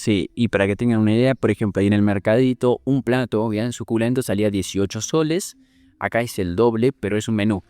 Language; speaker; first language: Spanish; native; Spanish